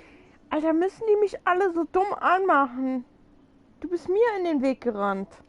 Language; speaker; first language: German; native; German